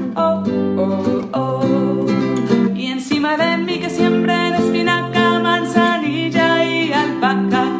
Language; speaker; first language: Spanish; early bilingual, heritage; Spanish